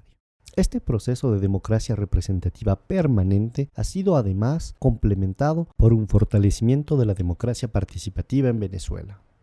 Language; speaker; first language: Spanish; native; Spanish